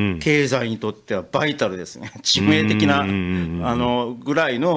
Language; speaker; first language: Japanese; native; Japanese